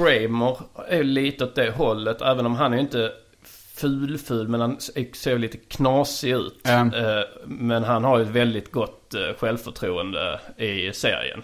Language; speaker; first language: Swedish; native; Swedish